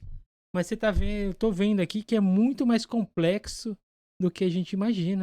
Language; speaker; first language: Portuguese; native; Portuguese